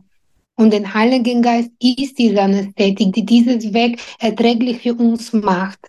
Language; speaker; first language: German; non-native, fluent; Bulgarian